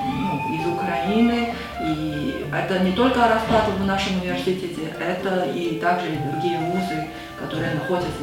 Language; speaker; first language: Russian; non-native, fluent; Chinese